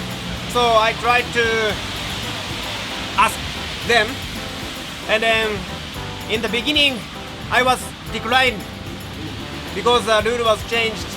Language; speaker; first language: English; non-native, learner; Japanese